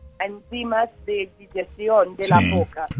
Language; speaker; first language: Spanish; non-native, learner; English